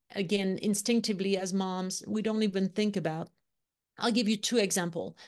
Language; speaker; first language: English; non-native, fluent; French